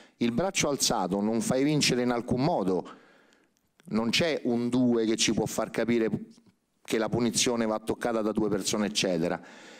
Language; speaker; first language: Italian; native; Italian